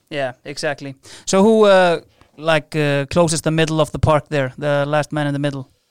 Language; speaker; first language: English; non-native, fluent; Icelandic